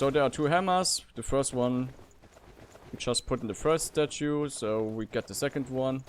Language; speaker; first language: English; non-native, fluent; German